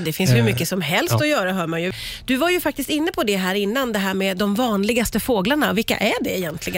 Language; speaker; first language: Swedish; native; Swedish